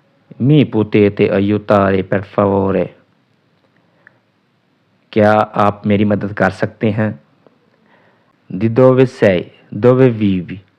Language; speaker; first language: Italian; non-native, fluent; Urdu